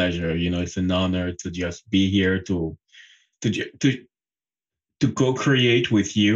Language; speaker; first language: English; non-native, local second language; French